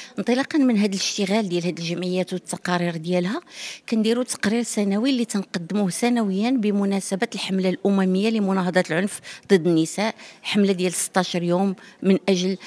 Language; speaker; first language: Arabic; native; Arabic